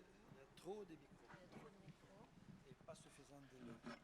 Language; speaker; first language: French; non-native, fluent; Russian